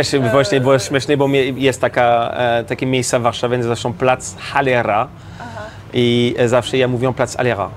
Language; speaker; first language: Polish; non-native, learner; French